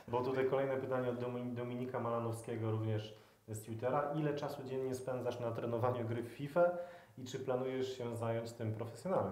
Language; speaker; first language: Polish; native; Polish